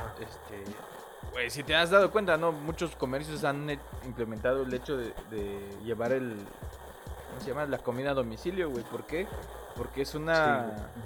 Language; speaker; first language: Spanish; native; Spanish